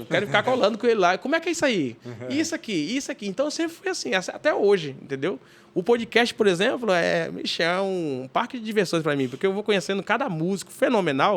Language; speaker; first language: Portuguese; native; Portuguese